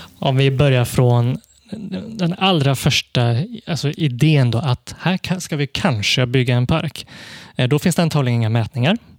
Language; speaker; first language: Swedish; early bilingual, other home language; Cantonese